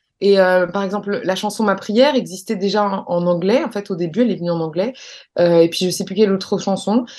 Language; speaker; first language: French; native; French